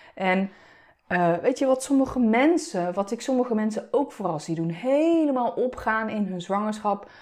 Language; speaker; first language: Dutch; early bilingual, other home language; Turkish